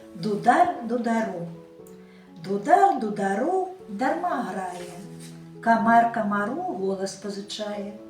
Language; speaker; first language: Belarusian; native; Belarusian